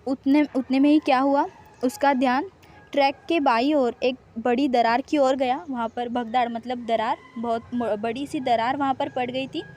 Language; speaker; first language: Hindi; non-native, local second language; Marathi